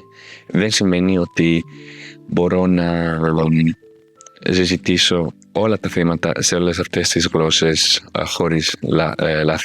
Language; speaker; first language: Greek; non-native, fluent; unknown